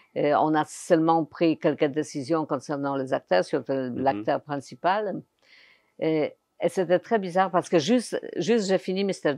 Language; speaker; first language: French; non-native, fluent; Polish